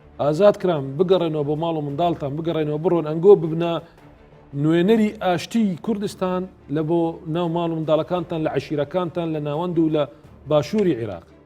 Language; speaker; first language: Central Kurdish; non-native, local second language; Assyrian Neo-Aramaic